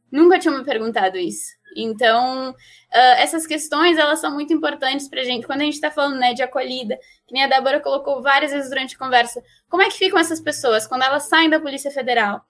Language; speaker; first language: Portuguese; non-native, fluent; Spanish